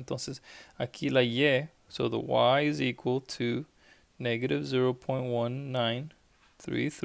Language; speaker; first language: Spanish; early bilingual, heritage; English